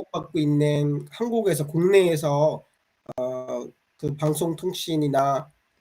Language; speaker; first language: Korean; non-native, fluent; Bangla